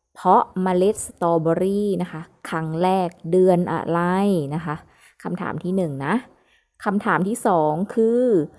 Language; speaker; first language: Thai; native; Thai